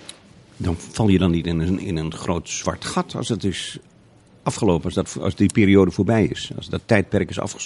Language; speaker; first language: Dutch; native; Dutch